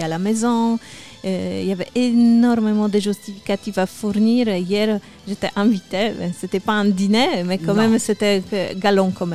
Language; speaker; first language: French; non-native, fluent; Polish